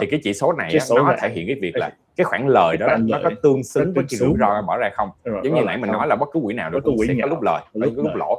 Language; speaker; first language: Vietnamese; native; Vietnamese